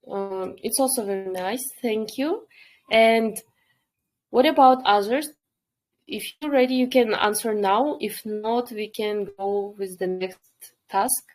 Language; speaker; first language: English; non-native, fluent; Kyrgyz